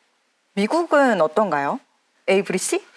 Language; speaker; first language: Korean; native; Korean